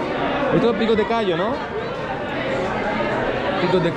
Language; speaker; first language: Spanish; non-native, learner; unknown